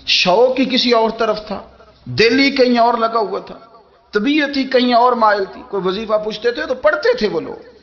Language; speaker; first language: Urdu; non-native, local second language; Punjabi